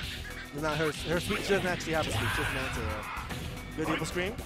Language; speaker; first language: English; native; English